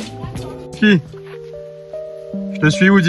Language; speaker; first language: French; native; French